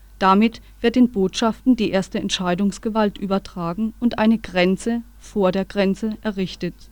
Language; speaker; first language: German; native; German